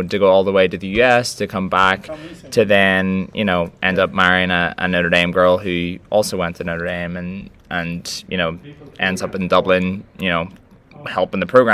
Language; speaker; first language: English; native; English